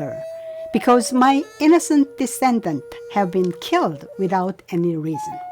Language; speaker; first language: English; non-native, fluent; Korean